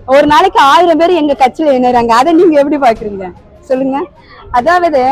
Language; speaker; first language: Tamil; native; Tamil